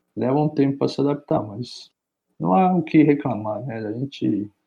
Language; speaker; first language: Portuguese; native; Portuguese